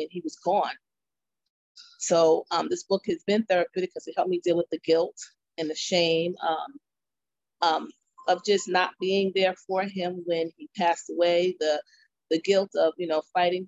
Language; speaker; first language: English; native; English